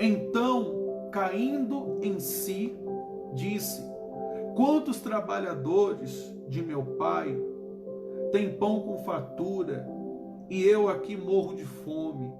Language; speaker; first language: Portuguese; native; Portuguese